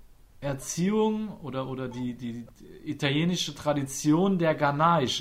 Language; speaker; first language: German; native; German